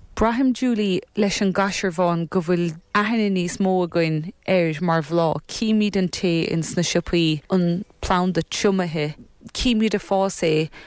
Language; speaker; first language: Irish; native; Irish